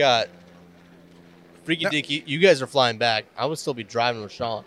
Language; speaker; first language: English; native; English